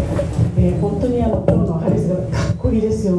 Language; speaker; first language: Japanese; native; Japanese